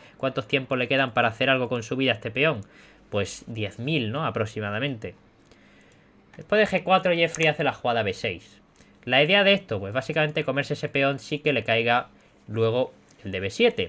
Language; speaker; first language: Spanish; native; Spanish